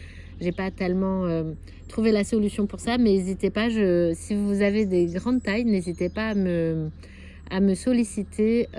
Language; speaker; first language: French; native; French